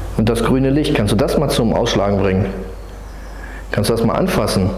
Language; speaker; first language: German; native; German